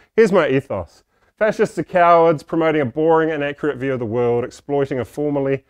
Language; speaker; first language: English; native; English